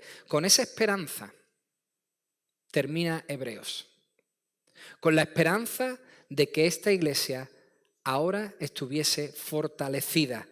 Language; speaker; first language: Spanish; native; Spanish